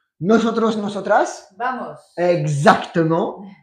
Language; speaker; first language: Spanish; non-native, fluent; French